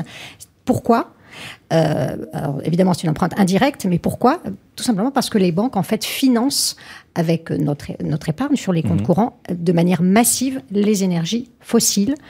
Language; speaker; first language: French; native; French